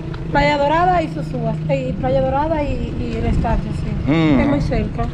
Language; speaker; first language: Spanish; native; Spanish